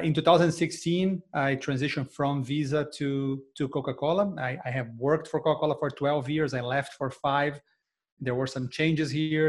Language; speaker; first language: English; non-native, fluent; Portuguese